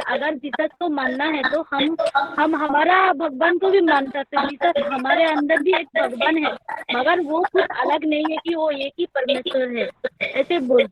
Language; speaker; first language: Hindi; non-native, local second language; Bangla